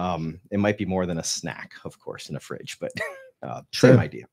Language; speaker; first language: English; native; English